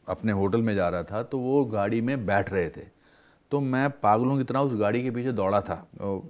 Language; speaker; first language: Hindi; native; Hindi